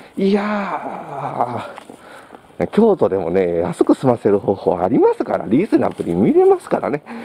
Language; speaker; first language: Japanese; native; Japanese